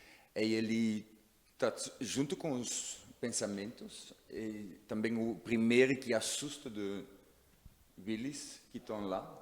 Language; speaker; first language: Portuguese; non-native, learner; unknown